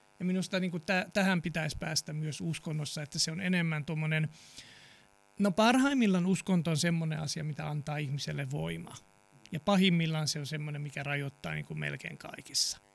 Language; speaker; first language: Finnish; non-native, fluent; Serbian